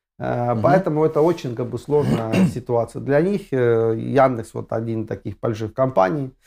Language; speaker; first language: Russian; non-native, fluent; Estonian